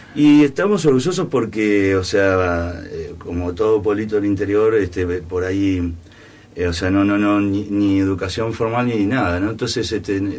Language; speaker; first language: Spanish; native; Spanish